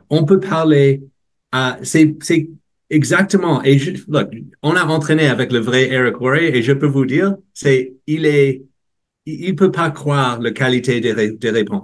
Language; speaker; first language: French; non-native, learner; English